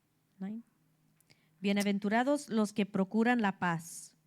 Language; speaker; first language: Spanish; early bilingual, heritage; English